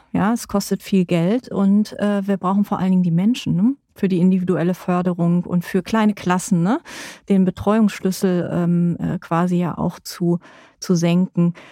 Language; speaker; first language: German; native; German